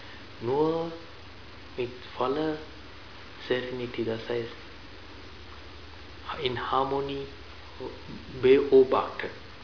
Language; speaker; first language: German; non-native, fluent; Sinhala